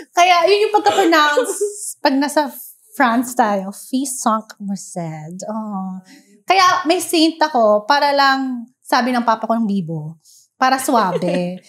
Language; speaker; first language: Filipino; non-native, local second language; Hiligaynon